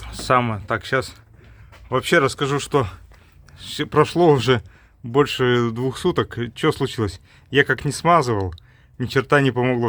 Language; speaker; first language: Russian; native; Russian